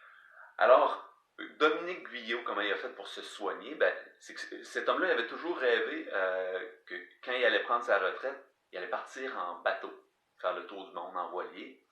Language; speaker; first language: French; native; French